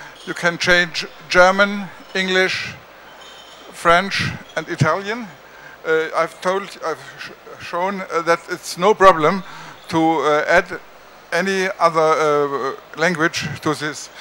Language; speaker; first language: English; non-native, learner; German